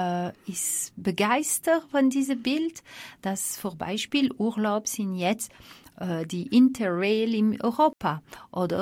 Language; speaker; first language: German; non-native, fluent; French